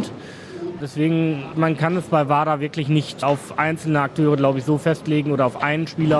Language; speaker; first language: German; native; German